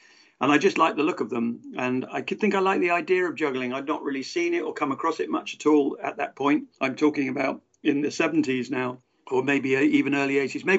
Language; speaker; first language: English; native; English